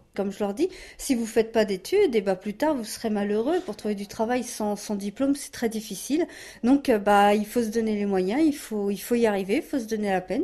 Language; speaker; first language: French; native; French